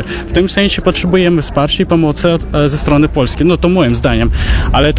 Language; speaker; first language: Polish; non-native, fluent; Russian